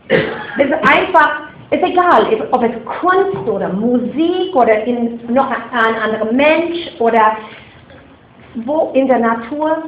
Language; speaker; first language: German; non-native, fluent; English